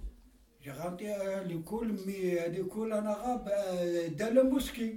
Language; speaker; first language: French; non-native, local second language; Arabic